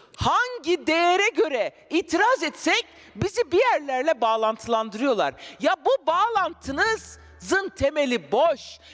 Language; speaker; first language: Turkish; non-native, local second language; Kurdish